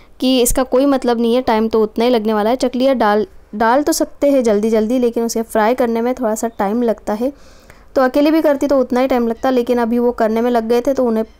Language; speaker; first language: Hindi; non-native, local second language; Marathi